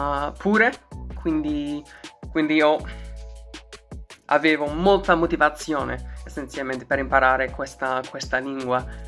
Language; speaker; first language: Italian; non-native, learner; English